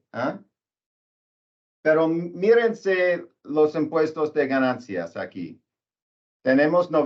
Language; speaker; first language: Spanish; non-native, learner; English